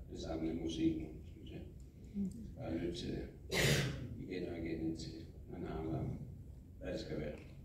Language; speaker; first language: Danish; non-native, fluent; English